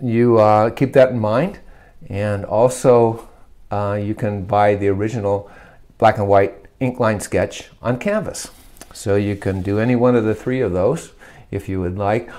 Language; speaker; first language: English; native; English